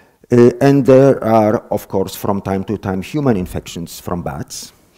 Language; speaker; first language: English; non-native, fluent; Polish